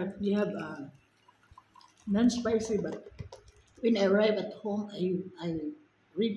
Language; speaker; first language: English; non-native, local second language; Filipino